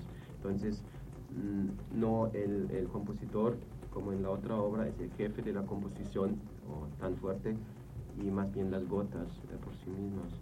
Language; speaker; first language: Spanish; non-native, fluent; German